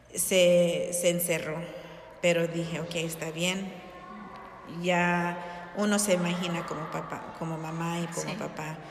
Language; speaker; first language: Spanish; early bilingual, heritage; Spanish